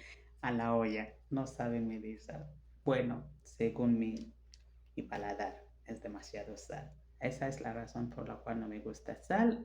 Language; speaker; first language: Spanish; non-native, fluent; French